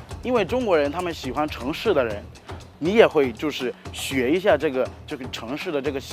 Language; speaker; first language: Chinese; non-native, fluent; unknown